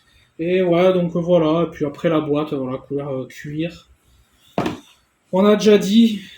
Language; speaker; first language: French; native; French